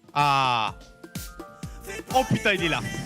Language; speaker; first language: French; native; French